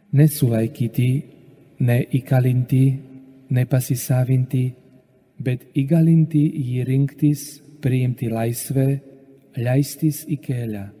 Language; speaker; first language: Lithuanian; non-native, fluent; Slovak